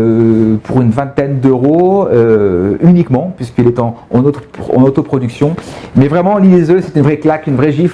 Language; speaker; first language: French; native; French